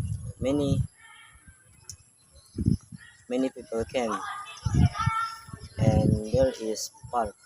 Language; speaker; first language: English; non-native, learner; Indonesian